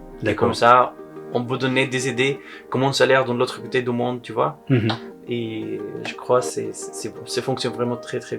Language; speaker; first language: French; non-native, learner; Arabic